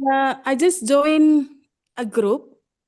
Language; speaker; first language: English; non-native, fluent; Indonesian